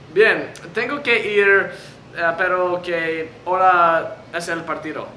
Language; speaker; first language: Spanish; non-native, learner; English